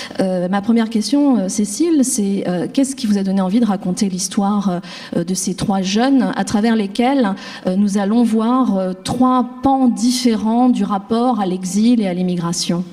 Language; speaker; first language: French; native; French